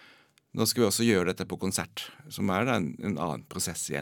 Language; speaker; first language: Norwegian; native; Norwegian